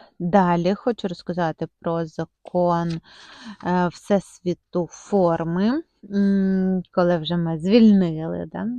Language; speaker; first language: Ukrainian; non-native, local second language; Russian